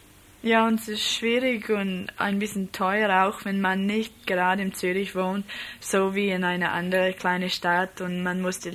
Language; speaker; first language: German; non-native, learner; English